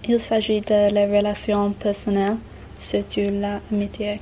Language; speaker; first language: French; non-native, learner; English